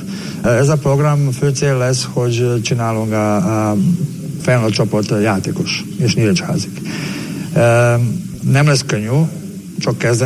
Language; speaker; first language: Hungarian; non-native, learner; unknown